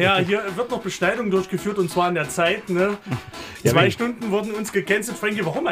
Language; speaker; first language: German; native; German